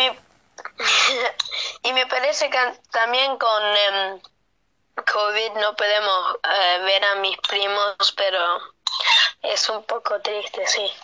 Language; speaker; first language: Spanish; early bilingual, heritage; Spanish